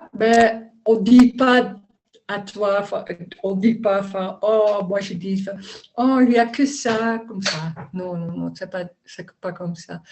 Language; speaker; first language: French; non-native, learner; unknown